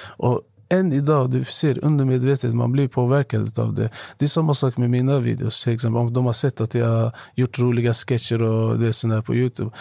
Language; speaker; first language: Swedish; non-native, fluent; Arabic